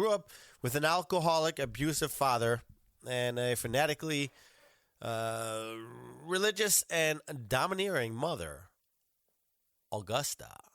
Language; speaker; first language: English; native; English